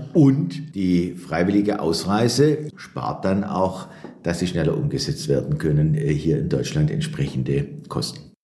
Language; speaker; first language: German; native; German